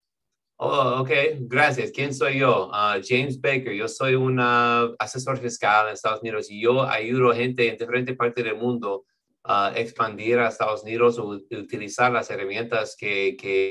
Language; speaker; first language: Spanish; non-native, fluent; English